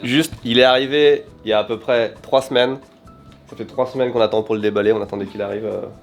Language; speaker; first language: French; native; French